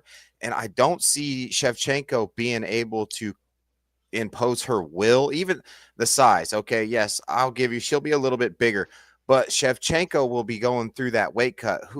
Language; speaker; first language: English; native; English